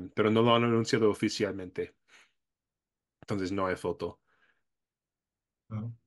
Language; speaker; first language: Spanish; non-native, fluent; English